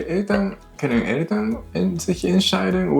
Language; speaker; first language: German; non-native, learner; Japanese